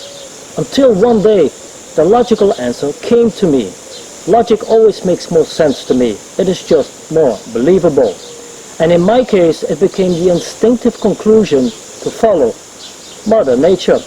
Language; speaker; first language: English; non-native, fluent; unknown